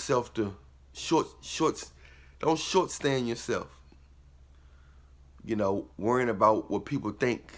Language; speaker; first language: English; native; English